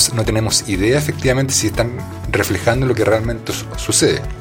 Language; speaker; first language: Spanish; native; Spanish